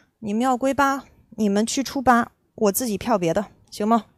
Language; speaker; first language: Chinese; native; Chinese